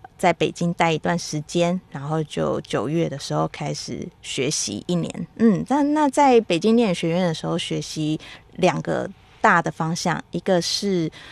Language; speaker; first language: Chinese; native; Chinese